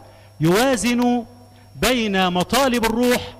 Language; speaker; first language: Arabic; native; Arabic